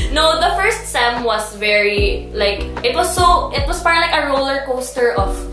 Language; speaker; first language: English; non-native, local second language; Cebuano